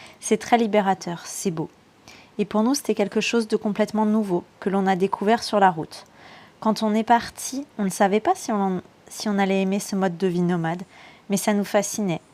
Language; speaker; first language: French; native; French